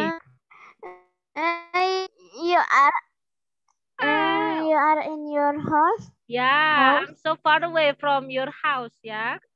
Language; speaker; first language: English; non-native, learner; Indonesian